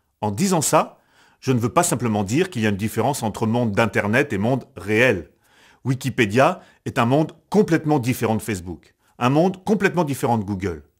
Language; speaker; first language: French; native; French